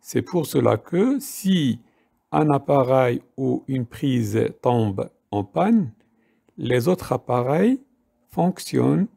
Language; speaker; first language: French; non-native, local second language; Arabic